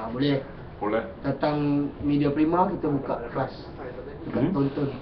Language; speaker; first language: Malay; native; Malay